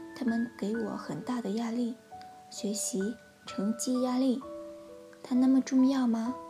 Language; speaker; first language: Chinese; non-native, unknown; Vietnamese